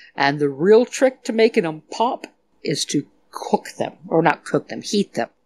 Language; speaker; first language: English; native; English